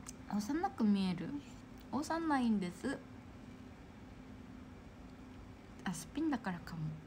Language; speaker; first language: Japanese; non-native, fluent; Korean